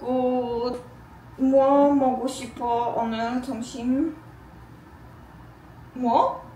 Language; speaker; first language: Korean; non-native, learner; Polish